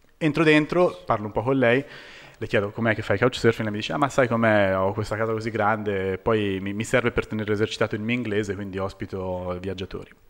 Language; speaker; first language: Italian; native; Italian